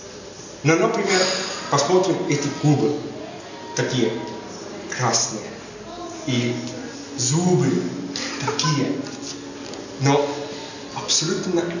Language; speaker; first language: Russian; non-native, learner; Estonian